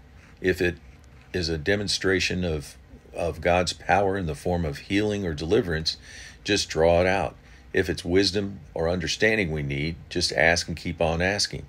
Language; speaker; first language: English; native; English